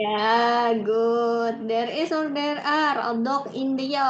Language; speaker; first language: English; non-native, fluent; Indonesian